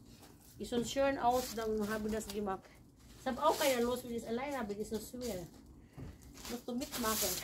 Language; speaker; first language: German; non-native, learner; Filipino